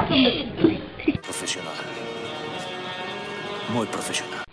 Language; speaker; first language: Spanish; native; Spanish